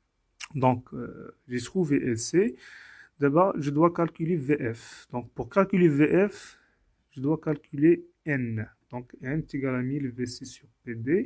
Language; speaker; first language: French; non-native, local second language; Arabic